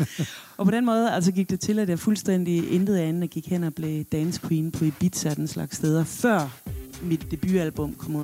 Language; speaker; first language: Danish; native; Danish